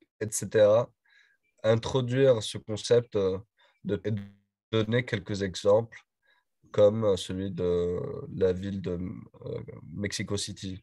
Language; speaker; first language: French; non-native, learner; Spanish